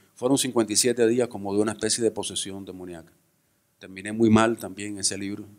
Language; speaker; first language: Spanish; native; Spanish